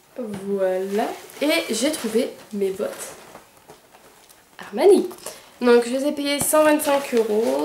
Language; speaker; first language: French; native; French